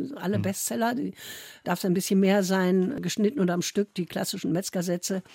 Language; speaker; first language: German; native; German